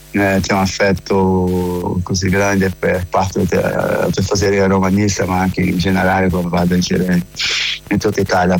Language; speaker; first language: Italian; non-native, fluent; Portuguese